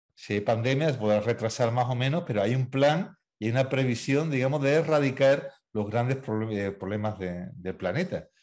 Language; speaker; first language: Spanish; native; Spanish